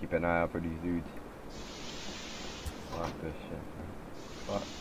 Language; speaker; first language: English; native; English